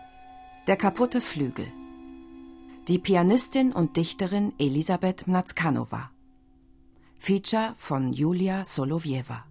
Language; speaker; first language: German; native; German